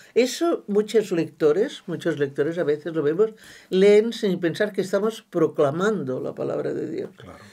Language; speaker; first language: Spanish; non-native, local second language; Catalan